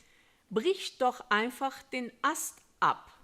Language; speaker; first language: German; non-native, fluent; Portuguese